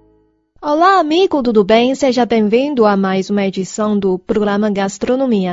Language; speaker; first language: Portuguese; non-native, fluent; Chinese